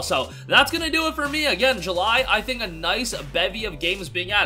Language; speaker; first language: English; native; English